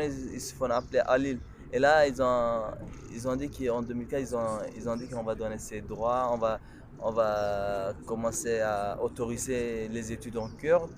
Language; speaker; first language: French; non-native, local second language; Kurdish